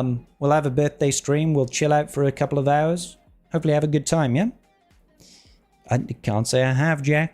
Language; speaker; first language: English; native; English